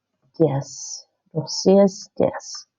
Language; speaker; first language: Russian; non-native, learner; English